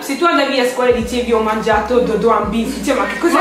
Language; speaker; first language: Italian; early bilingual, other home language; English